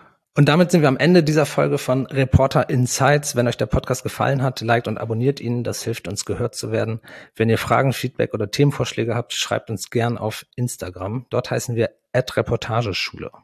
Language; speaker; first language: German; native; German